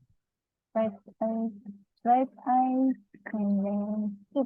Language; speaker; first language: English; non-native, learner; Indonesian